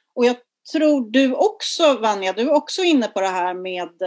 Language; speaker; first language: Swedish; native; Swedish